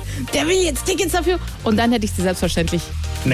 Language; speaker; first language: German; native; German